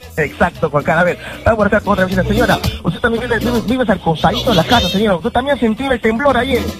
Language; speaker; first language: Spanish; native; Spanish